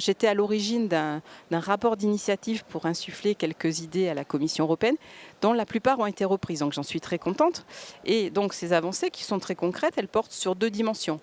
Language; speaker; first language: French; native; French